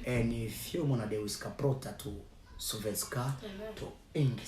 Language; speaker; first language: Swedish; non-native, learner; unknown